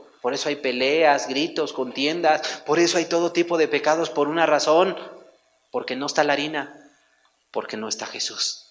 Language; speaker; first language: Spanish; native; Spanish